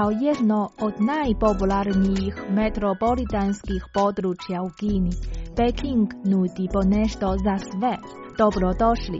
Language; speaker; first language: Croatian; native; Croatian